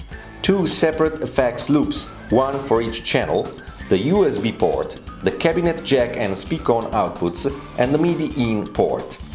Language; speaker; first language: English; non-native, fluent; Italian